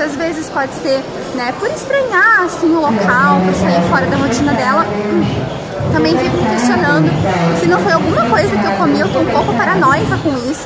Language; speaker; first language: Portuguese; native; Portuguese